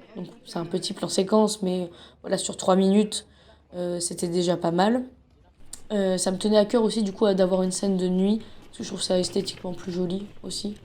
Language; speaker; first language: French; native; French